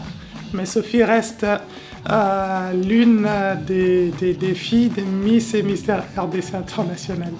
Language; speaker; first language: French; native; French